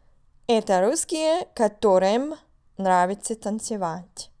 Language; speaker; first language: Russian; non-native, fluent; English